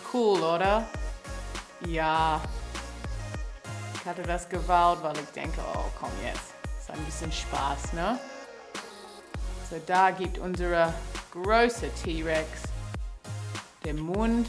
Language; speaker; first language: German; non-native, learner; English